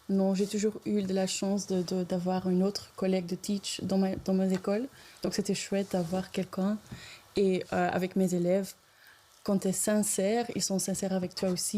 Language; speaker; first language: French; non-native, local second language; Dutch